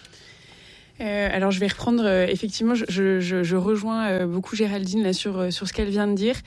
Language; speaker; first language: French; native; French